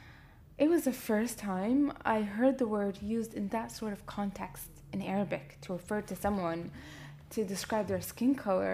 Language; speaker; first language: English; native; English